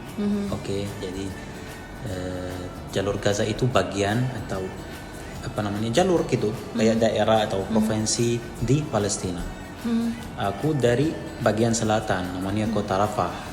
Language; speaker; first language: Indonesian; non-native, fluent; Arabic